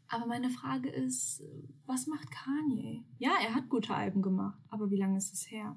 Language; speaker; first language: German; early bilingual, other home language; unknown